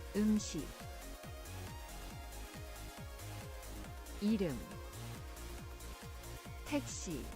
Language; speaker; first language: Korean; non-native, learner; English